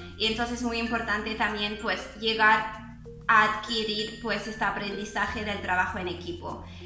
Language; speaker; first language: Spanish; non-native, fluent; French